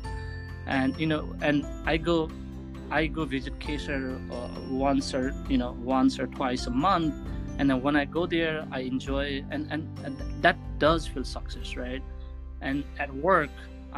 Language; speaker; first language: English; non-native, local second language; Nepali